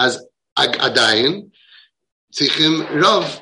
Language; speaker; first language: Hebrew; non-native, fluent; English